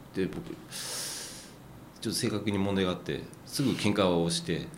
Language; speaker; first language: Japanese; native; Japanese